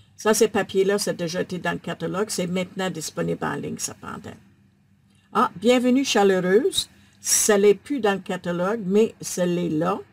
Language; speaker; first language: French; native; French